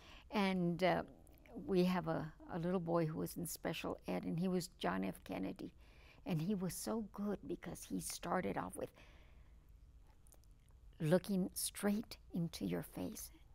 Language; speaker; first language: English; early bilingual, other home language; Spanish